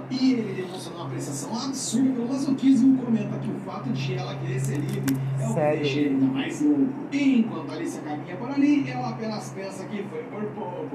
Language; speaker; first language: Portuguese; native; Portuguese